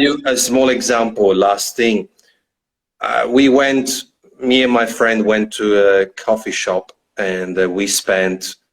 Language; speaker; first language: English; non-native, fluent; Italian